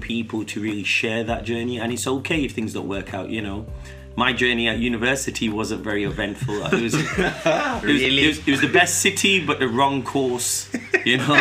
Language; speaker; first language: English; native; English